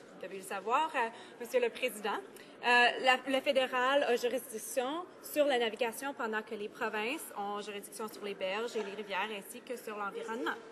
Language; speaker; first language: French; native; French